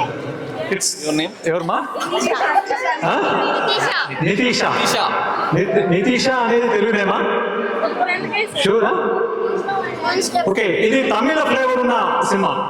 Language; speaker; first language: Telugu; native; Telugu